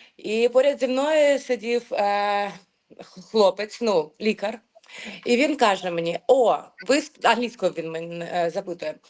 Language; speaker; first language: Ukrainian; non-native, local second language; Russian